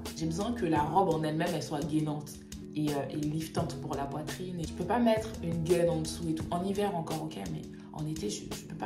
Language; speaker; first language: French; native; French